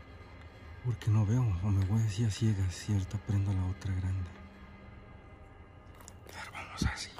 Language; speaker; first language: Spanish; native; Spanish